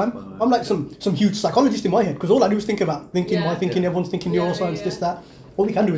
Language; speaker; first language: English; native; English